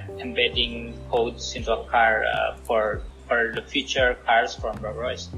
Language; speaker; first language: English; non-native, learner; Indonesian